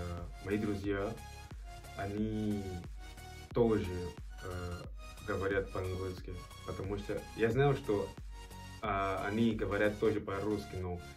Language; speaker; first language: Russian; non-native, learner; Portuguese